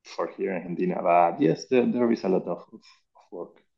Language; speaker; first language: English; non-native, learner; Spanish